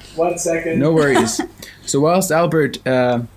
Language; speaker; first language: English; non-native, fluent; Swedish